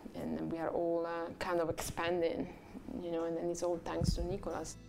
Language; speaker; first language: English; non-native, learner; Italian